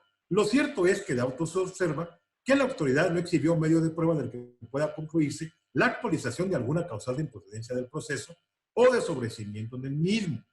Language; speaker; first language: Spanish; native; Spanish